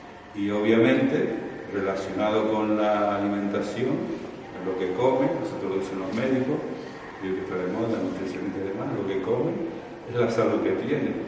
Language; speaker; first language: Spanish; native; Spanish